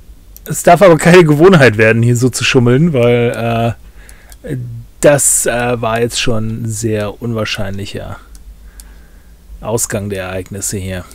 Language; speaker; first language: German; native; German